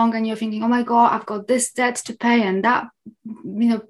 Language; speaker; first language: English; non-native, fluent; Polish